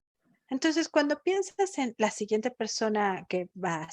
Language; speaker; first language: Spanish; native; Spanish